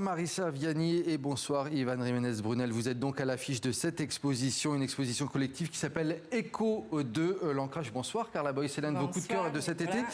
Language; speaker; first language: French; native; French